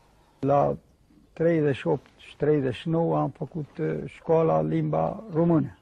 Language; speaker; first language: Romanian; non-native, local second language; Hungarian